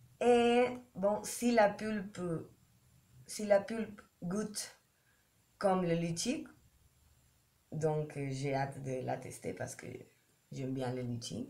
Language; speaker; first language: French; non-native, learner; Spanish